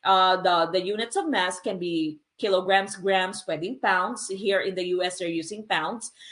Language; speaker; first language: English; non-native, local second language; Filipino